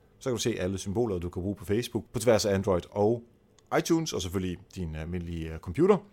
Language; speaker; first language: Danish; non-native, fluent; Dutch